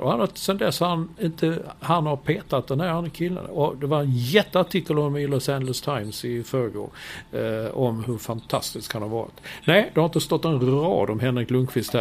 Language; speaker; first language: Swedish; native; Swedish